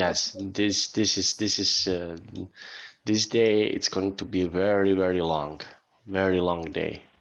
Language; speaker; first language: English; non-native, fluent; Serbian